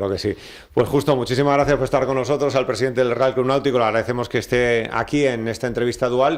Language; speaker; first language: Spanish; native; Spanish